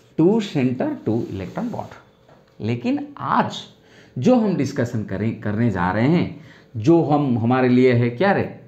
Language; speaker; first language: Hindi; non-native, local second language; Bangla